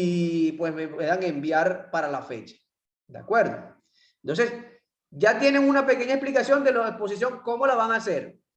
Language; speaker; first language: Spanish; native; Spanish